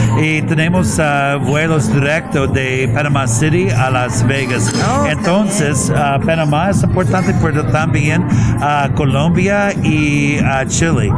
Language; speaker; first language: Spanish; non-native, learner; English